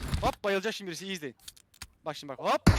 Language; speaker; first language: Turkish; native; Turkish